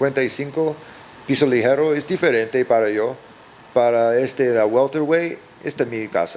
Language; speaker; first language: Spanish; early bilingual, heritage; English